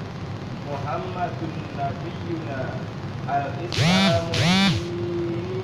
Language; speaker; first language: Arabic; non-native, learner; Indonesian